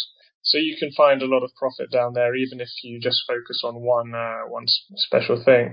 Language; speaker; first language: English; native; English